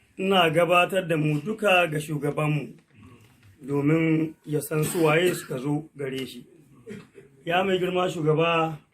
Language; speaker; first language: Hausa; non-native, local second language; Fula